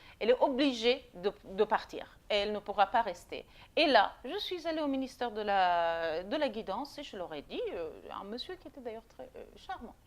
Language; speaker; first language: French; non-native, fluent; Persian